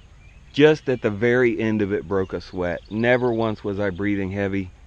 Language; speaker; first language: English; native; English